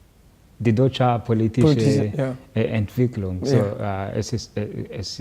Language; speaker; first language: German; non-native, learner; Kinyarwanda